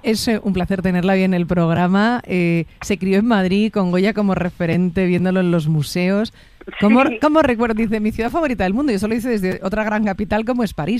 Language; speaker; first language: Spanish; native; Spanish